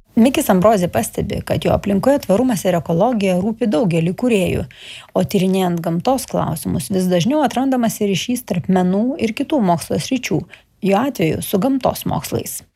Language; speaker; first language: Lithuanian; native; Lithuanian